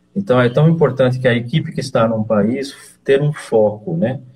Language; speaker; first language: Portuguese; native; Portuguese